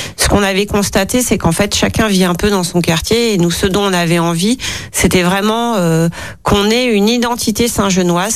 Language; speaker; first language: French; native; French